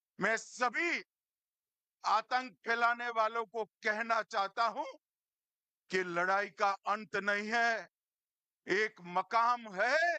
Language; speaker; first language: Hindi; non-native, local second language; Gujarati